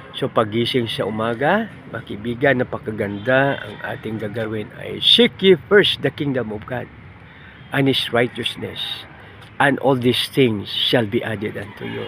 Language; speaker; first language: Filipino; non-native, local second language; Hiligaynon